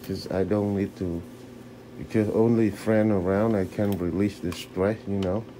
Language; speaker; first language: English; non-native, learner; Khmer